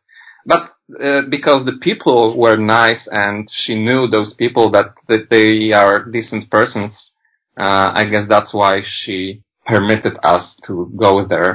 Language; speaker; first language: English; non-native, fluent; Polish